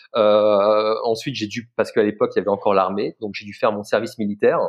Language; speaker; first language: French; native; French